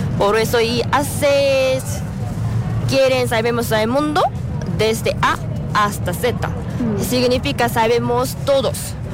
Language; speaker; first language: Spanish; non-native, learner; Korean